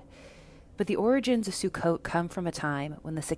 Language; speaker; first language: English; native; English